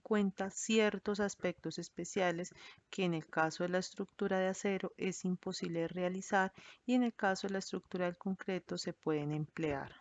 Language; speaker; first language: Spanish; native; Spanish